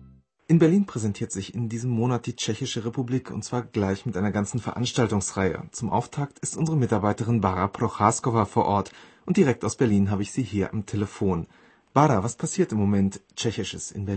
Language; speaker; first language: German; native; German